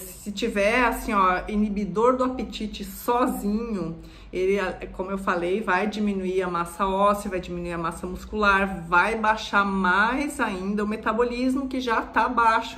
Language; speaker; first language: Portuguese; native; Portuguese